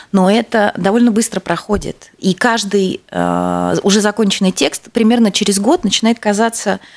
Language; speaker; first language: Russian; native; Russian